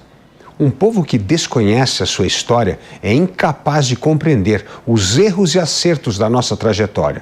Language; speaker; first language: Portuguese; native; Portuguese